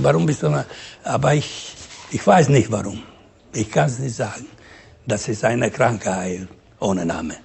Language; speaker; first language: German; non-native, learner; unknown